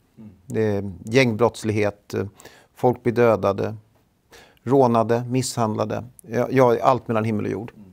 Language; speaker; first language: Swedish; native; Swedish